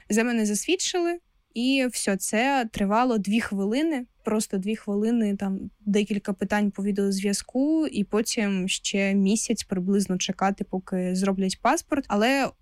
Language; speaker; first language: Ukrainian; non-native, local second language; Russian